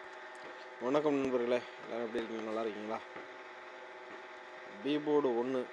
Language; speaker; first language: Tamil; native; Tamil